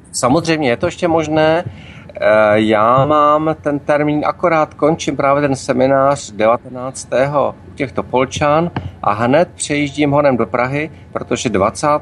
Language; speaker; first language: Czech; native; Czech